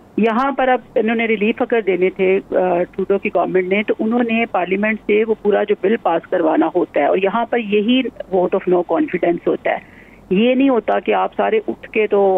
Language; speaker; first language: Urdu; non-native, local second language; Punjabi